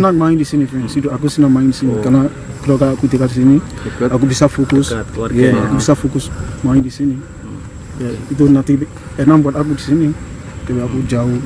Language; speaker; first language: Indonesian; non-native, learner; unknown